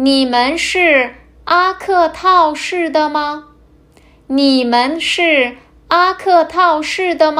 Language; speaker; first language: Chinese; non-native, fluent; Kazakh